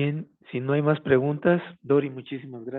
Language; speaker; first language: Spanish; native; Spanish